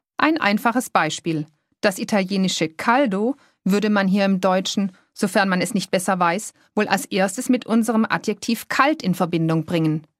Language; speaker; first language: German; native; German